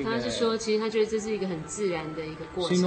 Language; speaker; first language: Chinese; non-native, learner; French